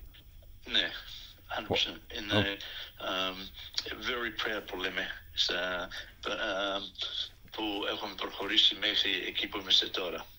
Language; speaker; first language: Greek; early bilingual, heritage; Greek